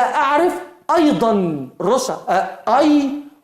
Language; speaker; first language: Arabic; non-native, fluent; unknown